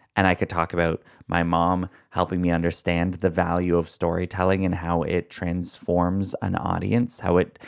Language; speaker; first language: English; native; English